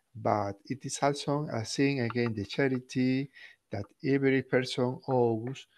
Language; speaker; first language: English; non-native, fluent; Spanish